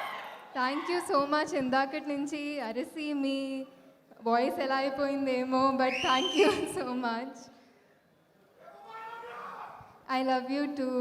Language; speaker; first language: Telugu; non-native, fluent; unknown